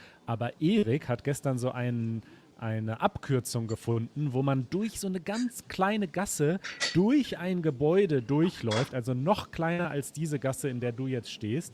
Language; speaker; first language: German; native; German